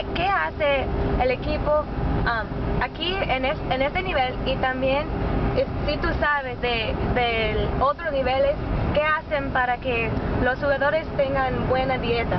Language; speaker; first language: Spanish; non-native, learner; English